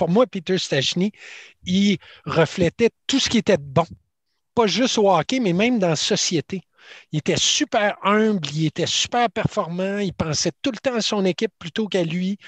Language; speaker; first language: French; native; French